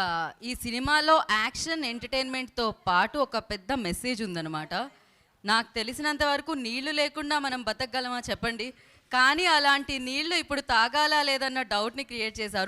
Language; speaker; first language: Telugu; native; Telugu